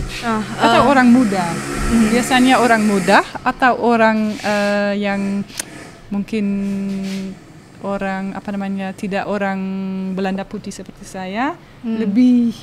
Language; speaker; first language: Indonesian; non-native, learner; Dutch